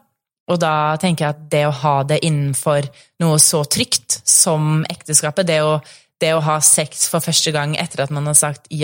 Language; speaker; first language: Norwegian; native; Norwegian